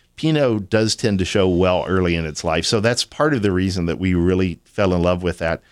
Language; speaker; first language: English; native; English